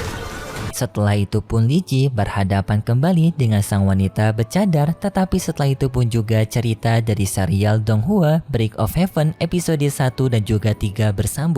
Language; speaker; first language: Indonesian; native; Indonesian